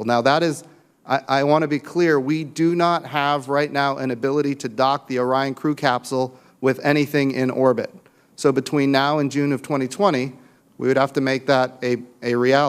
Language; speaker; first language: English; native; English